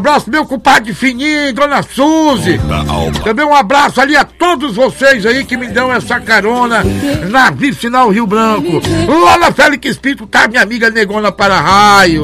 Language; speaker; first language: Portuguese; native; Portuguese